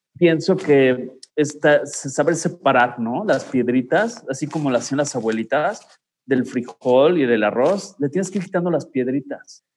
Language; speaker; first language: Spanish; native; Spanish